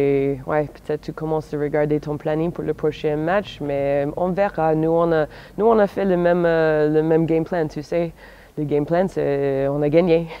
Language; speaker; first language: French; non-native, fluent; English